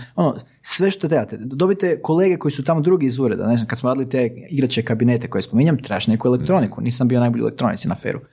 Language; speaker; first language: Croatian; native; Croatian